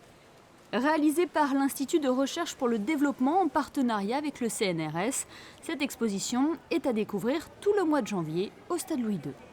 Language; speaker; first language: French; native; French